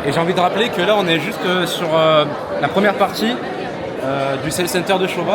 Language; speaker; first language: French; native; French